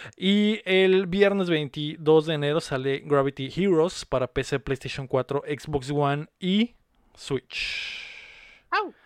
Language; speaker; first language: Spanish; native; Spanish